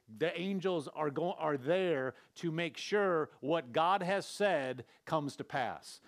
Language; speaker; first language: English; native; English